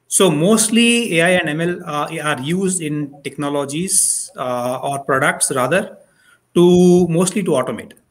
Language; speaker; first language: English; non-native, local second language; Odia